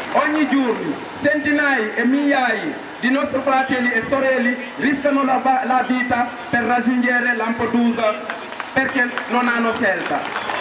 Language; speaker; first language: Italian; non-native, fluent; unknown